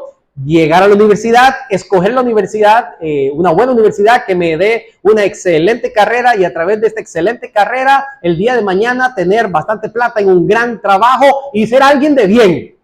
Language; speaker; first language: Spanish; native; Spanish